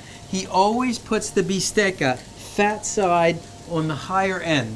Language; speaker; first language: English; native; English